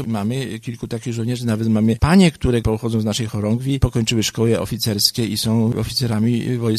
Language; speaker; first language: Polish; native; Polish